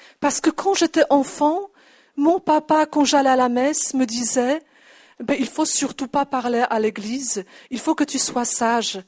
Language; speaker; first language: French; non-native, fluent; Polish